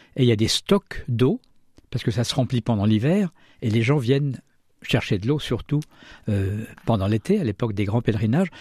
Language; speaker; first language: French; native; French